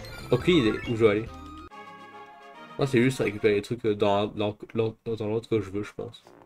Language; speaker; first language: French; native; French